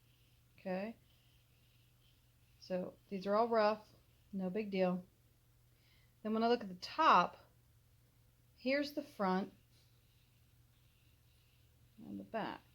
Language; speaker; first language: English; native; English